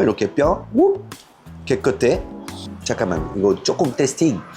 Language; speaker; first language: Korean; non-native, fluent; French